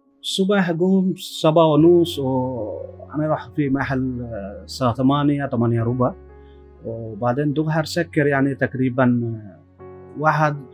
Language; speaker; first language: Arabic; non-native, learner; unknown